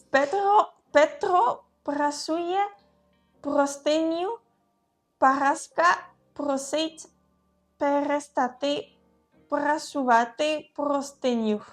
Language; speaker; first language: Ukrainian; non-native, learner; English